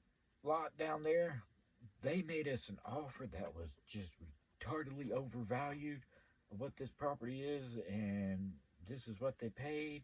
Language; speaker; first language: English; native; English